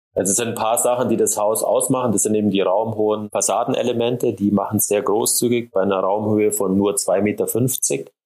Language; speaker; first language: German; native; German